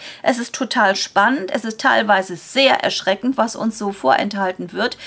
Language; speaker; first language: German; native; German